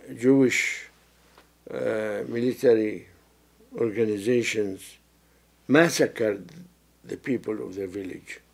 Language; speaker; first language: English; non-native, fluent; Arabic